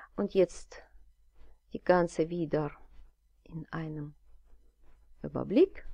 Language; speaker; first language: German; non-native, fluent; Russian